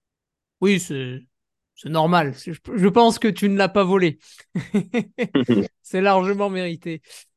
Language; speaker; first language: French; native; French